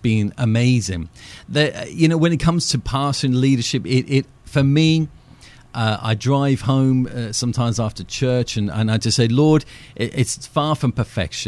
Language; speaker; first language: English; native; English